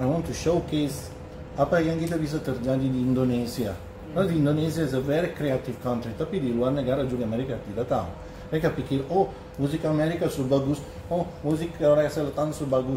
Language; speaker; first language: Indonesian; non-native, learner; English